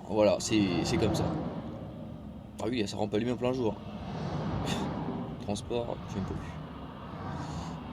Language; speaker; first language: French; native; French